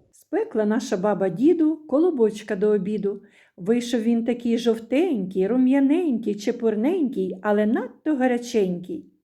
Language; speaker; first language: Ukrainian; native; Ukrainian